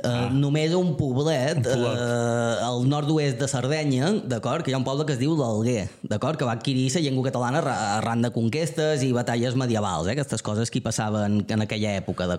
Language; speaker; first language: Catalan; native; Catalan